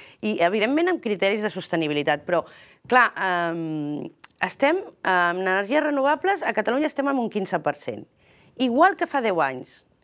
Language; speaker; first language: Catalan; early bilingual, other home language; Spanish